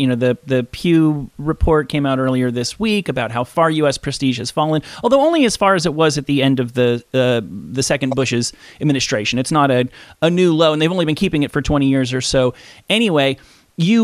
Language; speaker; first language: English; native; English